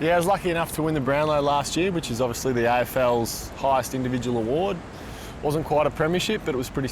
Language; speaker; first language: English; native; English